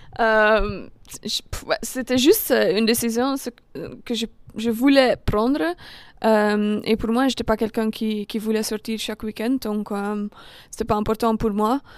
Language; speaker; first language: French; non-native, local second language; Dutch